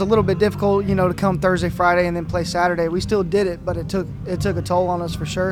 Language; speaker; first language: English; native; English